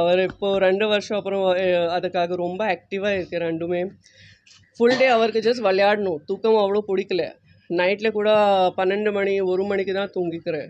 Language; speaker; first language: Tamil; non-native, learner; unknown